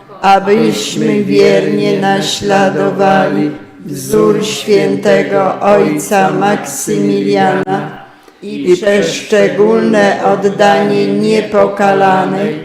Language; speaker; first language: Polish; native; Polish